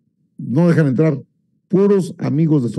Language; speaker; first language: Spanish; native; Spanish